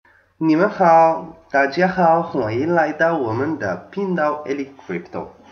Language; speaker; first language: Chinese; non-native, learner; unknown